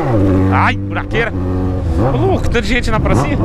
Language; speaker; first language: Portuguese; native; Portuguese